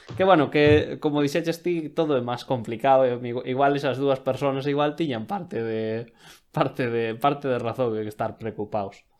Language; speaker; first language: Galician; non-native, local second language; Spanish